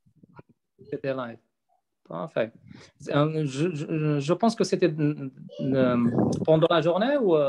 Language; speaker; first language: French; non-native, learner; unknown